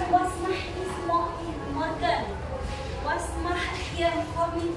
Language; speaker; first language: German; non-native, fluent; Indonesian